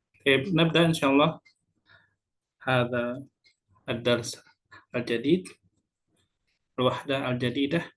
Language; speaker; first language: Arabic; non-native, fluent; Indonesian